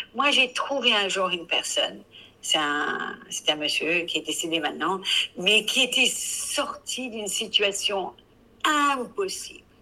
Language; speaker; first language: French; non-native, fluent; English